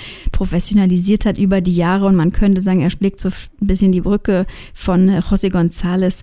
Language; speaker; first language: German; native; German